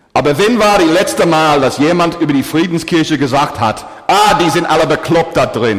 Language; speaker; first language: German; non-native, fluent; English